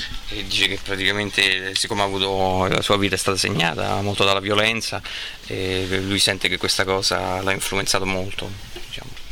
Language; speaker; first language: Italian; native; Italian